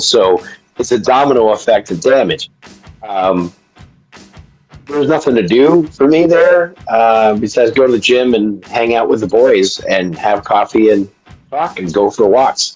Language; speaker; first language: English; native; English